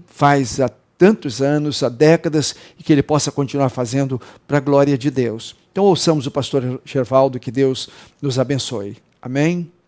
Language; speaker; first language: Portuguese; native; Portuguese